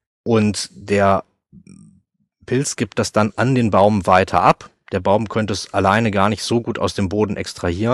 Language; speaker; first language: German; native; German